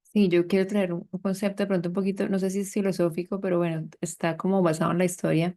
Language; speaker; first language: Spanish; native; Spanish